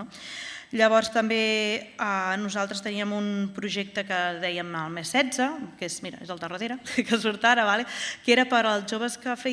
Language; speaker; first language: Catalan; native; Catalan